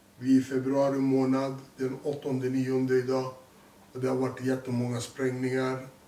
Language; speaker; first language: Swedish; early bilingual, other home language; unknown